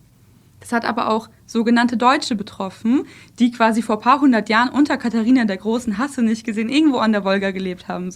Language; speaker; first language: German; early bilingual, other home language; Russian